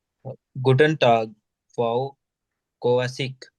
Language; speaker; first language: German; non-native, learner; Hindi